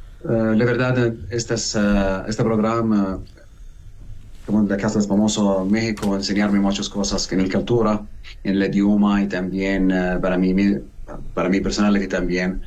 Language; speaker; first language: Spanish; non-native, learner; Arabic